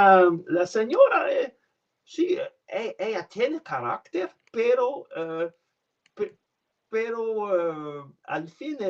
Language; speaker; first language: Spanish; non-native, learner; French